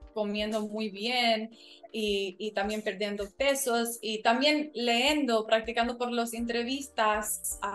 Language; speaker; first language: Spanish; early bilingual, other home language; English